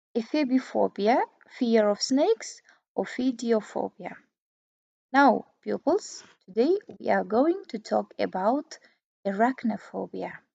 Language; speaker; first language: English; non-native, fluent; Kazakh